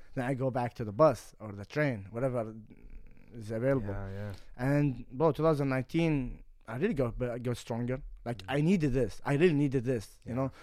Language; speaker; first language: English; non-native, fluent; Arabic